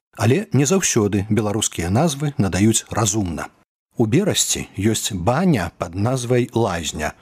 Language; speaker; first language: Belarusian; native; Belarusian